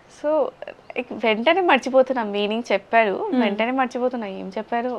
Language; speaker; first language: Telugu; non-native, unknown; Bangla